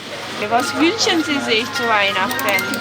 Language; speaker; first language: German; non-native, learner; Korean